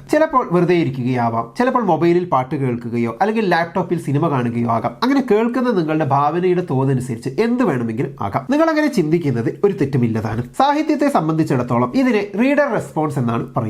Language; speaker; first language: Malayalam; native; Malayalam